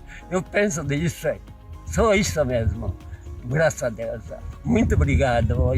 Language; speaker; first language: Portuguese; non-native, learner; Japanese